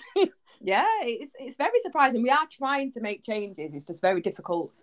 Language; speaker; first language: English; native; English